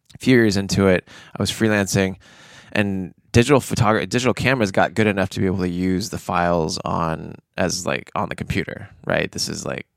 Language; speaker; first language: English; native; English